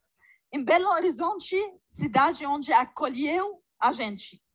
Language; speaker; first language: Portuguese; non-native, fluent; Arabic